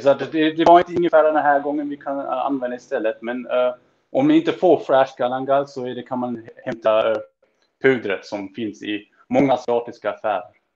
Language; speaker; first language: Swedish; early bilingual, heritage; Swedish